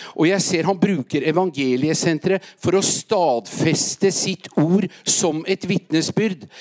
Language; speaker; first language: Norwegian; native; Norwegian